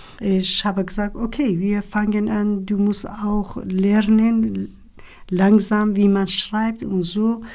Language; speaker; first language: German; non-native, learner; Kurdish